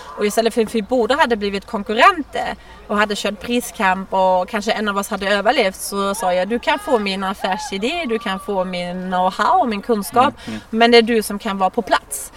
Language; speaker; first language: Swedish; non-native, fluent; German